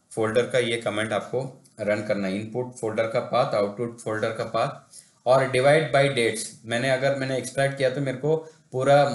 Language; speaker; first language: Hindi; non-native, local second language; Tamil